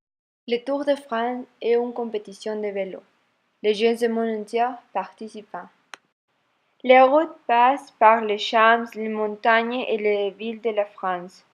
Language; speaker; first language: French; non-native, learner; Spanish